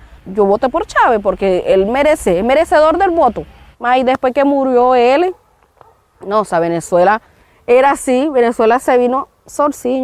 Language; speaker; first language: Portuguese; non-native, learner; Spanish